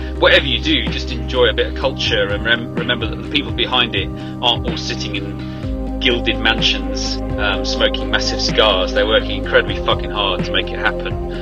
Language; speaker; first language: English; native; English